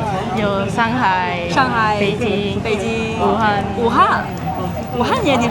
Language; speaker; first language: Chinese; non-native, local second language; Malay